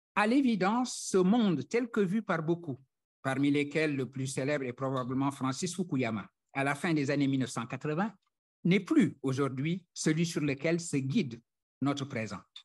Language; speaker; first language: French; non-native, local second language; Wolof